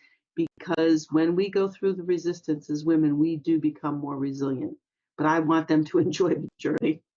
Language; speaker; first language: English; native; English